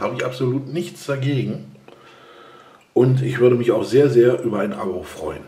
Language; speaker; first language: German; native; German